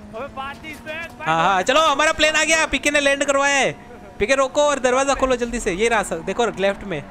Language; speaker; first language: Hindi; non-native, local second language; Gujarati